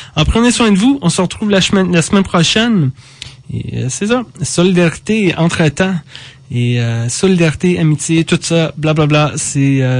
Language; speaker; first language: French; native; French